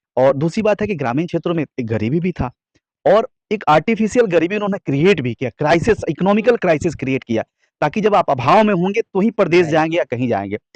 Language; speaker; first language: Hindi; native; Hindi